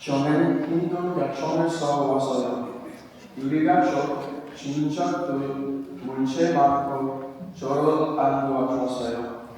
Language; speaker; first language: Korean; non-native, learner; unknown